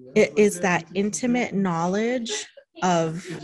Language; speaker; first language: English; native; English